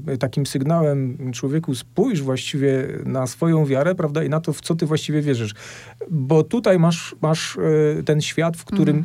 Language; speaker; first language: Polish; native; Polish